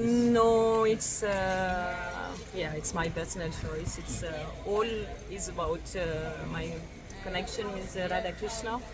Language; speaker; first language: English; non-native, learner; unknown